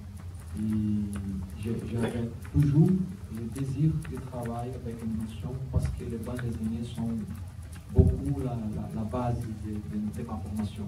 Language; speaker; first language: French; non-native, learner; Portuguese